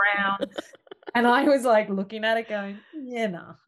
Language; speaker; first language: English; native; English